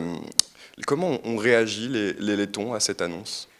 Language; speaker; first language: French; native; French